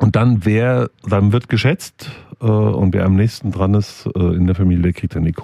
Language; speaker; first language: German; native; German